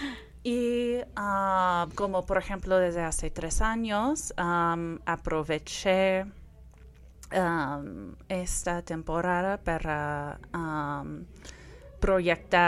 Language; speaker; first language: Spanish; non-native, fluent; English